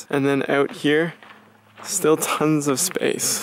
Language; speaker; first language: English; native; English